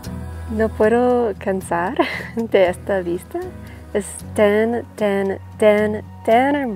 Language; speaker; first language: Spanish; non-native, learner; English